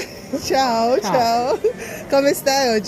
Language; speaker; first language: Italian; non-native, learner; English